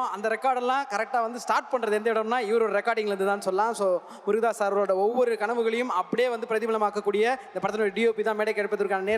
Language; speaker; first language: Tamil; native; Tamil